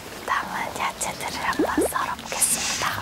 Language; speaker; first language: Korean; native; Korean